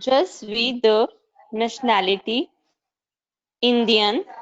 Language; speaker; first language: French; non-native, learner; Hindi